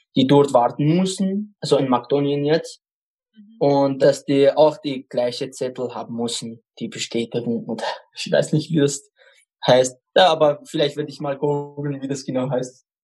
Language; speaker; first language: German; non-native, fluent; Arabic